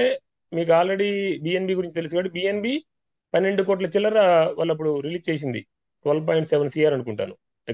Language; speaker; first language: Telugu; native; Telugu